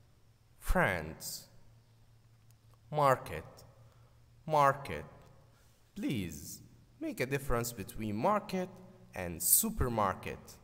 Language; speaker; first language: English; non-native, fluent; Arabic